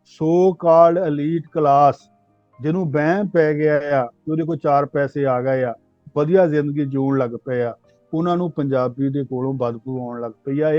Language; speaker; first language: Punjabi; native; Punjabi